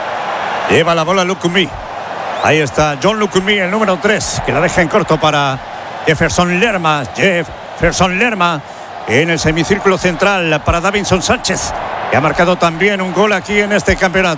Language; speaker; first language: Spanish; native; Spanish